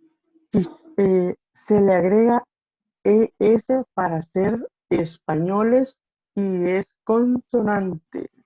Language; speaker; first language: Spanish; non-native, learner; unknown